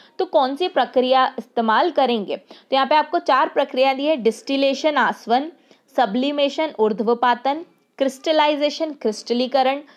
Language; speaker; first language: Hindi; native; Hindi